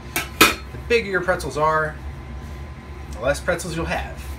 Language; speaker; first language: English; native; English